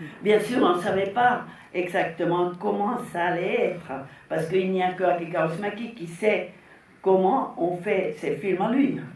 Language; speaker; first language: French; non-native, fluent; Finnish